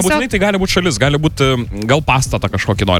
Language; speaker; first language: Lithuanian; native; Lithuanian